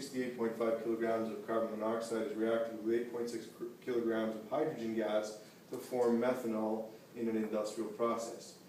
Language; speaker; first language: English; native; English